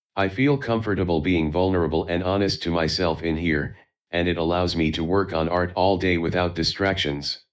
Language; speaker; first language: English; non-native, fluent; Chinese